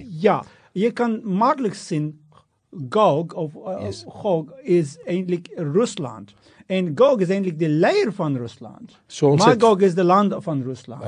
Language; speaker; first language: Afrikaans; non-native, fluent; Turkish